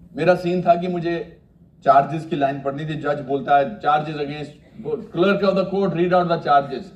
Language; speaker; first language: Hindi; native; Hindi